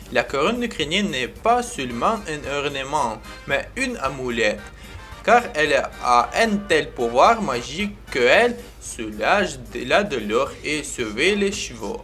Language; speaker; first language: French; non-native, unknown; Ukrainian